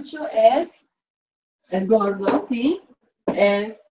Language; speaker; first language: Spanish; non-native, learner; English